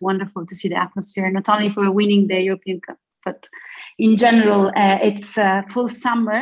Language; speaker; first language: English; non-native, fluent; Italian